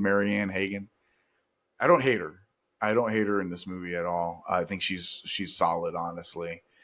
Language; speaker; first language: English; native; English